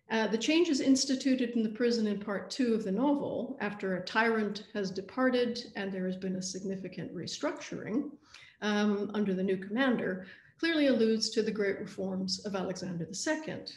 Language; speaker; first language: English; native; English